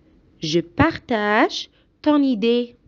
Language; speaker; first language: French; non-native, fluent; Arabic